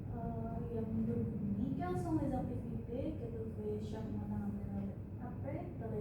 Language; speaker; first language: French; non-native, learner; Indonesian